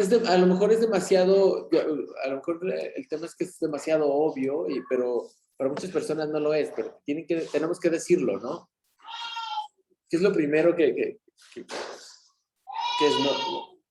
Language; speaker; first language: Spanish; native; Spanish